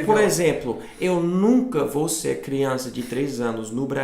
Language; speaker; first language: Portuguese; non-native, fluent; English